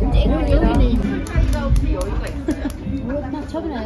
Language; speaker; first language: Korean; non-native, learner; Hindi